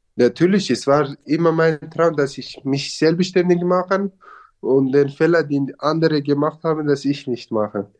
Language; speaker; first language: German; non-native, fluent; Kurdish